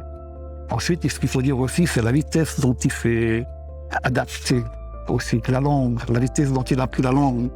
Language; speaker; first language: French; native; French